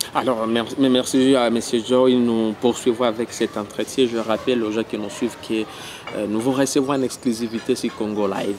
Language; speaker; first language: French; non-native, local second language; Swahili